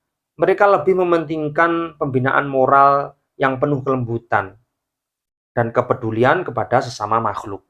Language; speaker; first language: Indonesian; native; Indonesian